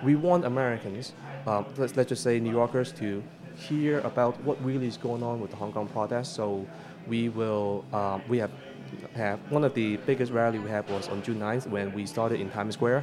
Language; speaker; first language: English; non-native, local second language; Cantonese